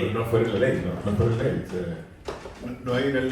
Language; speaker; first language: Spanish; native; Spanish